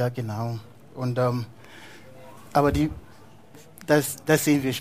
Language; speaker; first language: German; non-native, fluent; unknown